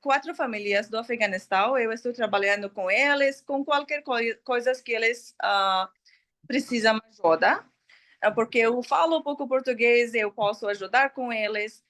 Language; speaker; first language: Portuguese; non-native, learner; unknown